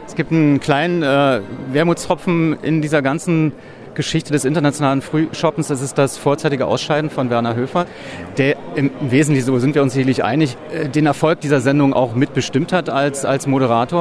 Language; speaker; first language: German; native; German